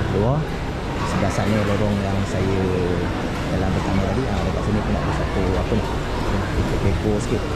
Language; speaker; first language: Malay; native; Malay